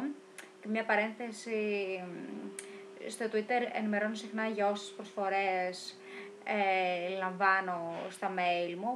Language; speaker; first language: Greek; native; Greek